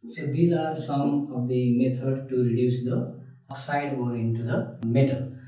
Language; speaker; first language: English; non-native, local second language; Nepali